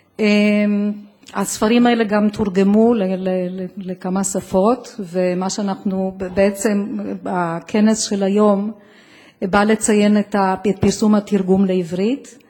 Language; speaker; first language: Hebrew; native; Hebrew